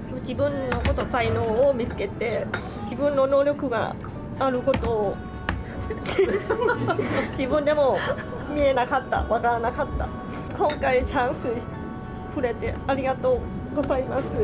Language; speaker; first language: Japanese; non-native, learner; Thai